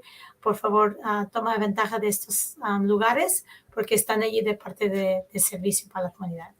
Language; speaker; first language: Spanish; early bilingual, heritage; Spanish